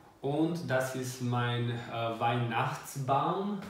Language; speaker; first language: German; non-native, learner; Albanian